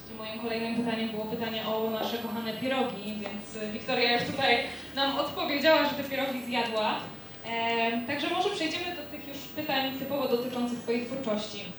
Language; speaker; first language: Polish; native; Polish